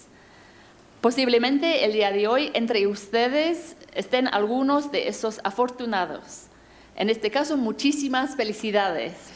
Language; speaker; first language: Spanish; non-native, fluent; English